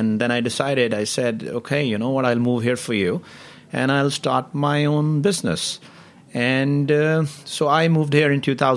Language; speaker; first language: English; non-native, local second language; Hindi